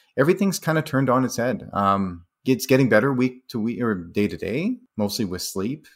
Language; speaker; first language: English; native; English